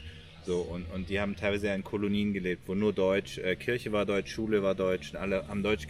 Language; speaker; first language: German; early bilingual, other home language; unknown